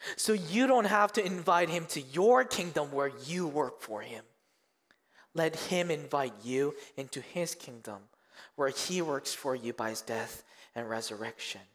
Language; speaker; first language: English; early bilingual, other home language; Korean